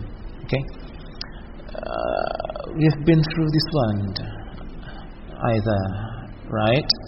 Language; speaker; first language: English; non-native, local second language; Indonesian